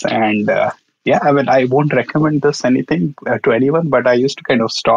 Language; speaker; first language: English; non-native, local second language; Marathi